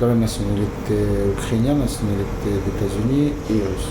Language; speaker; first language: French; non-native, fluent; Russian